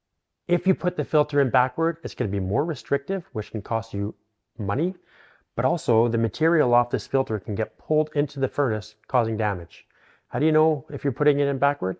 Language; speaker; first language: English; native; English